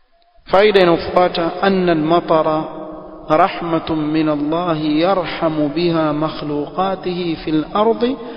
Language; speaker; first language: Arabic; non-native, fluent; Swahili